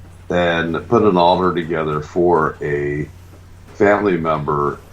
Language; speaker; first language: English; native; English